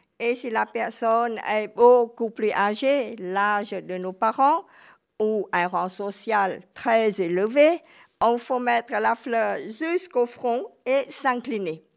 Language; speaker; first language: French; non-native, fluent; Khmer